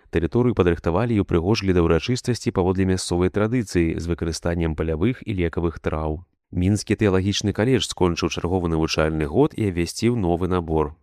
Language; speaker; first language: Belarusian; native; Belarusian